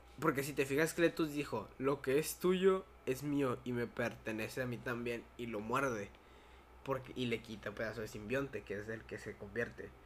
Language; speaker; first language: Spanish; native; Spanish